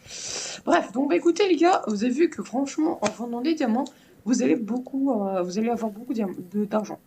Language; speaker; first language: French; native; French